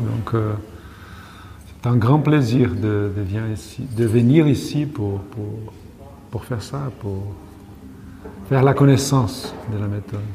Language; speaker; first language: French; non-native, learner; Portuguese